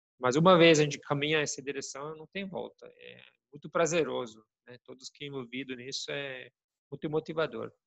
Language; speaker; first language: Portuguese; non-native, fluent; German